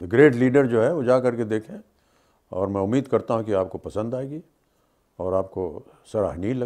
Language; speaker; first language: Hindi; native; Hindi